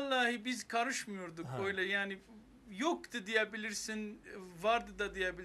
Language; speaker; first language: Turkish; non-native, fluent; Armenian